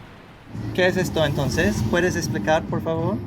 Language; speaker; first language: Spanish; non-native, learner; English